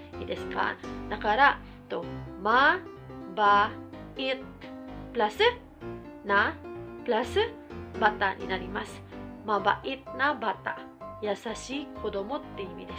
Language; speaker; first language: Japanese; non-native, local second language; Filipino